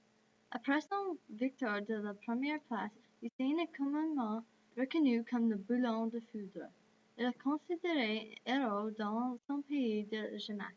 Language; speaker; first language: French; non-native, learner; English